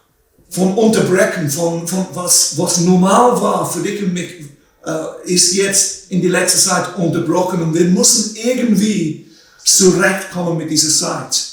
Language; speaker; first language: German; non-native, fluent; English